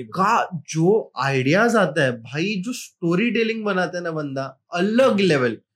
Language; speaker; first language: Hindi; non-native, local second language; Marathi